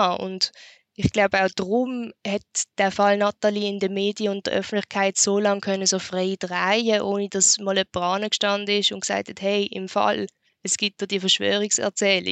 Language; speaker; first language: German; native; German